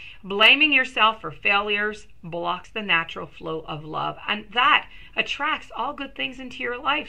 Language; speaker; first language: English; non-native, local second language; French